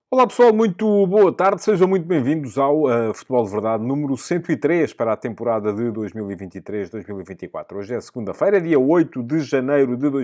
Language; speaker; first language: Portuguese; native; Portuguese